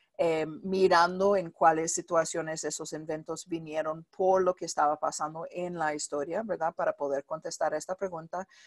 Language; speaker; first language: Spanish; non-native, fluent; English